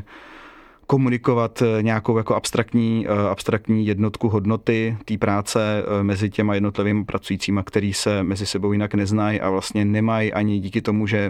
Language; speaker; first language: Czech; native; Czech